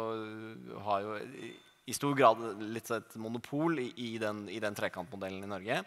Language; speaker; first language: Norwegian; native; Norwegian